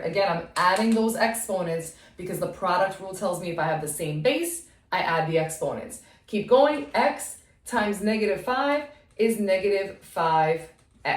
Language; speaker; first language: English; native; English